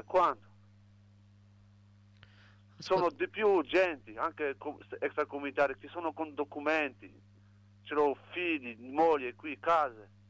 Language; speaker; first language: Italian; non-native, learner; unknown